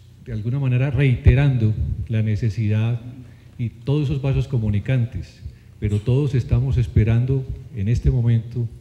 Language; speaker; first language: Spanish; native; Spanish